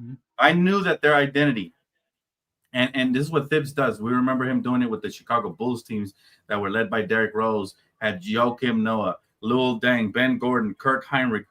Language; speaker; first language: English; native; English